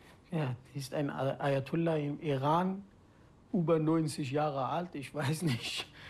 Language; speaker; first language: German; non-native, fluent; Persian